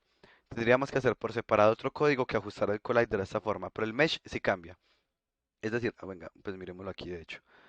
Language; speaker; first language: Spanish; native; Spanish